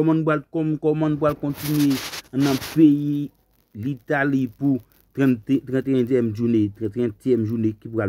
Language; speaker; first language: French; non-native, learner; Haitian Creole